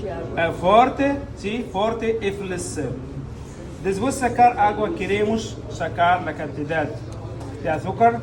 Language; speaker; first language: Portuguese; non-native, learner; Arabic